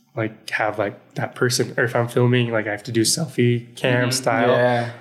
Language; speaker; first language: English; native; English